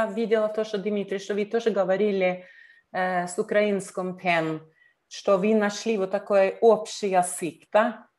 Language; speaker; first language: Russian; non-native, learner; Norwegian